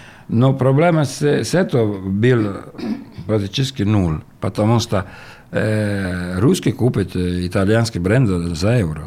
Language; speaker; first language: Russian; non-native, learner; Italian